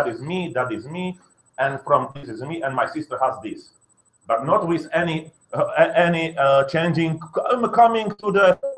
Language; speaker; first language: English; non-native, learner; Slovak